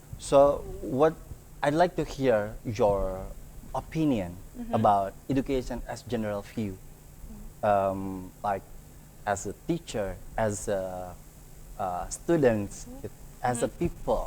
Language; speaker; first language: English; non-native, learner; Indonesian